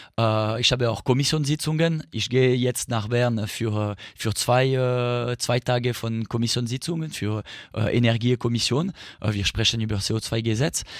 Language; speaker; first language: German; non-native, local second language; French